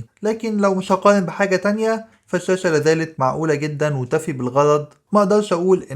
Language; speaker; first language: Arabic; native; Arabic